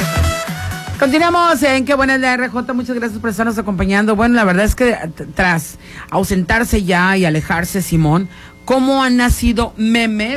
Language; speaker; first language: Spanish; native; Spanish